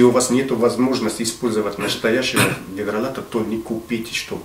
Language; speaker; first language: Russian; non-native, fluent; Arabic